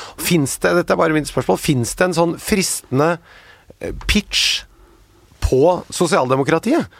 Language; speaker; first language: Norwegian; native; Norwegian